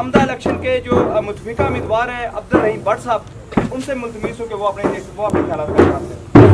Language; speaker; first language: Urdu; non-native, local second language; Pahari-Potwari